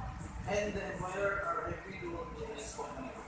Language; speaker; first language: English; non-native, learner; Indonesian